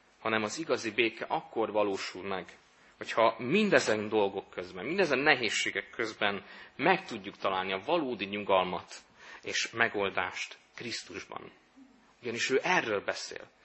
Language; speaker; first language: Hungarian; native; Hungarian